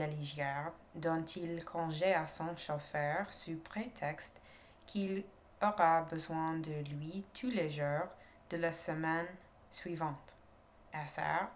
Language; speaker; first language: French; non-native, learner; English